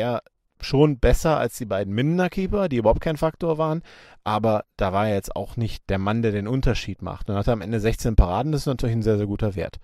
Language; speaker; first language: German; native; German